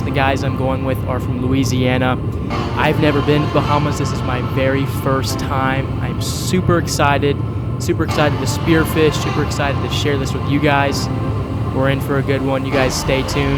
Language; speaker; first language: English; native; English